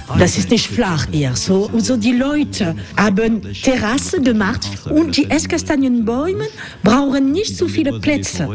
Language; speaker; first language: German; non-native, learner; French